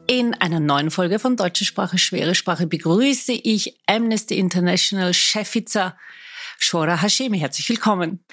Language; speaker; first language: German; native; German